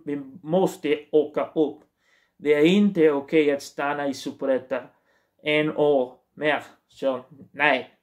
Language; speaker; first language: Swedish; non-native, learner; Portuguese